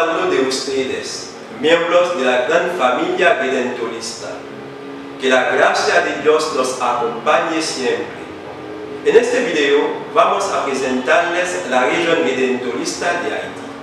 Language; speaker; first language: Spanish; non-native, fluent; Haitian Creole